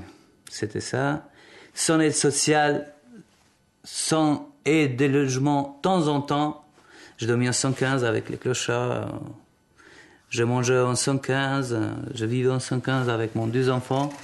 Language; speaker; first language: French; non-native, learner; Albanian